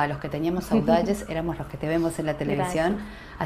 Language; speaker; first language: Spanish; native; Spanish